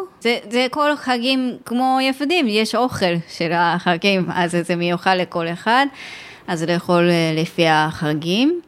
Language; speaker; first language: Hebrew; non-native, learner; Japanese